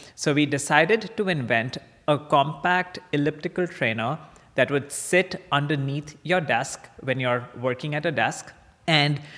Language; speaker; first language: English; non-native, local second language; Bangla